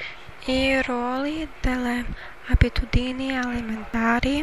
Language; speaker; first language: Italian; non-native, learner; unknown